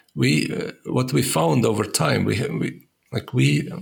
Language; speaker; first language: English; non-native, fluent; Estonian